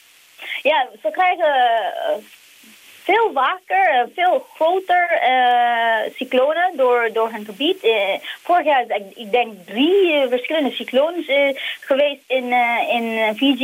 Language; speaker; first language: Dutch; non-native, fluent; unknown